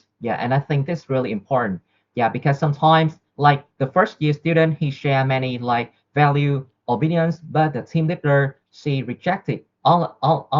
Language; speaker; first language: English; non-native, learner; Vietnamese